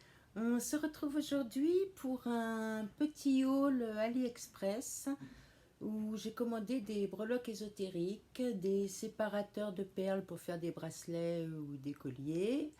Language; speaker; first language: French; native; French